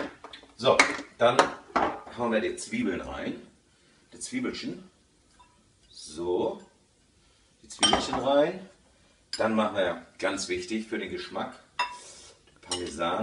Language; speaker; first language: German; early bilingual, other home language; Italian